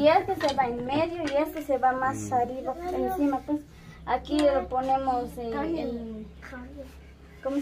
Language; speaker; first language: Spanish; non-native, local second language; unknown